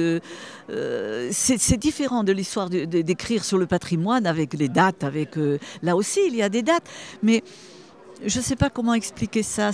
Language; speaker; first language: French; native; French